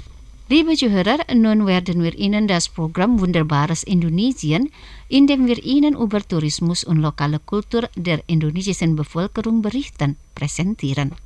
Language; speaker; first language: German; non-native, fluent; Indonesian